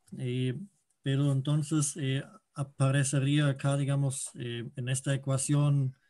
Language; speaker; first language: Spanish; non-native, fluent; German